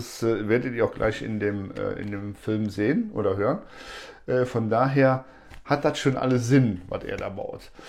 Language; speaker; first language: German; native; German